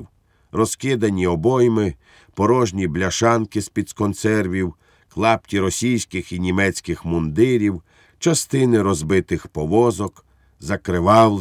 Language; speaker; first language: Ukrainian; native; Ukrainian